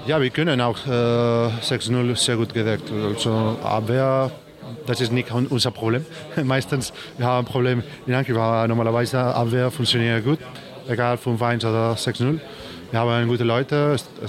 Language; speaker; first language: German; non-native, learner; Spanish